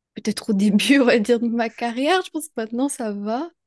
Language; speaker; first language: French; native; French